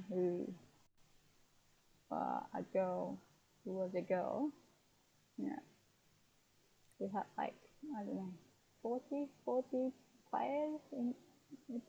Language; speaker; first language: English; non-native, fluent; Japanese